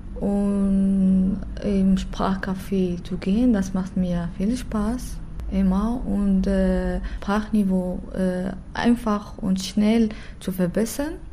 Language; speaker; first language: German; non-native, learner; Arabic